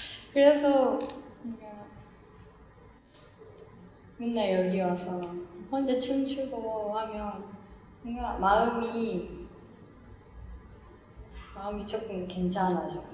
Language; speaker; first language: Korean; non-native, fluent; Japanese